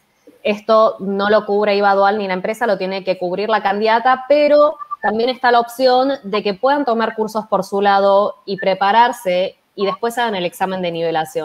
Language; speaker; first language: Spanish; native; Spanish